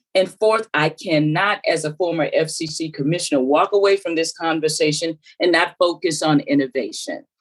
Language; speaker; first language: English; native; English